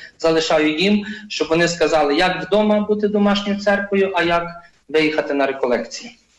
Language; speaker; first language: Ukrainian; non-native, fluent; Polish